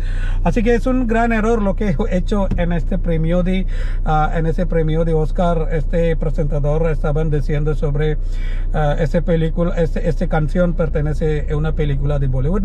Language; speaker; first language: Spanish; non-native, learner; Malayalam